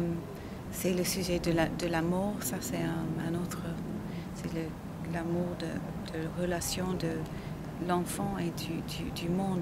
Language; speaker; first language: French; non-native, learner; English